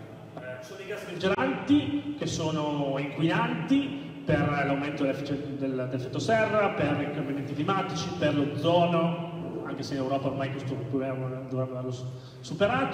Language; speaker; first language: Italian; native; Italian